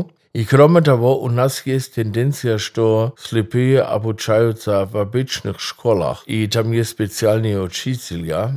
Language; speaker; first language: Russian; non-native, fluent; German